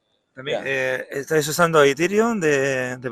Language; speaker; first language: Spanish; native; Spanish